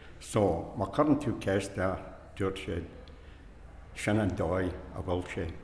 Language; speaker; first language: Irish; non-native, fluent; English